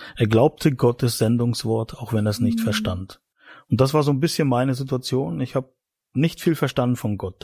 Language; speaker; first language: German; native; German